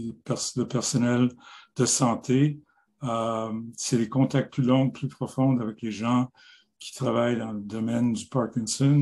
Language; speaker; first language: French; non-native, local second language; English